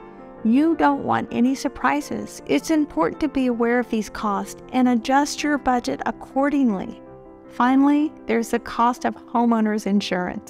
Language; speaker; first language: English; native; English